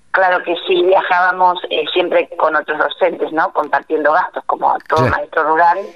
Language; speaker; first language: Spanish; native; Spanish